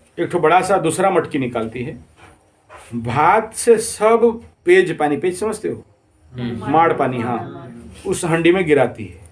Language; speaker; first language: Hindi; non-native, local second language; Odia